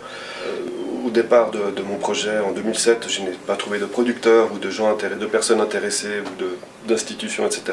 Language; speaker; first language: French; native; French